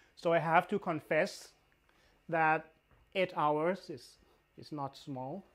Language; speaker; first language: English; non-native, fluent; Thai